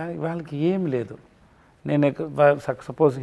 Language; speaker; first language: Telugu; non-native, local second language; Tamil